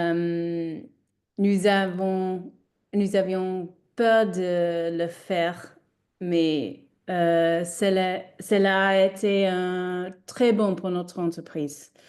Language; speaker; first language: French; non-native, learner; English